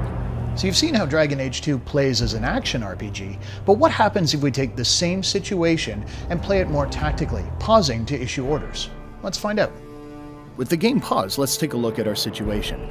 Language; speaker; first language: English; native; English